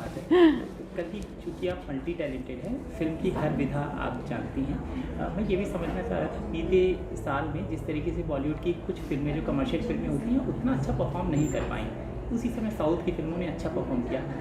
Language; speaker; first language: Hindi; native; Hindi